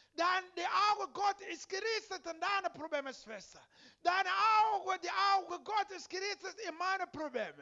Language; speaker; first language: German; non-native, learner; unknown